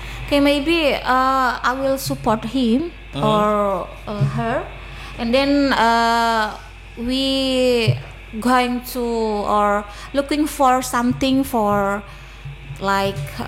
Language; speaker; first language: English; non-native, learner; Indonesian